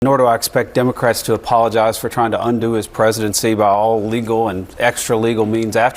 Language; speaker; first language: English; native; English